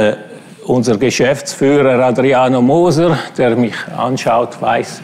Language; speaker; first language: German; non-native, fluent; Italian